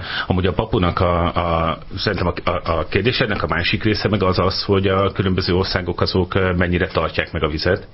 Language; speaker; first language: Hungarian; native; Hungarian